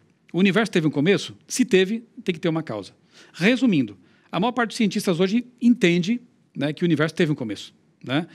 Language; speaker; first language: Portuguese; native; Portuguese